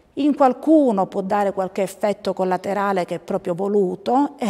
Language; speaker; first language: Italian; native; Italian